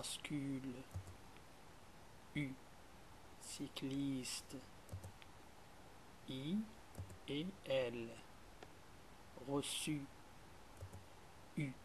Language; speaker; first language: French; non-native, local second language; Arabic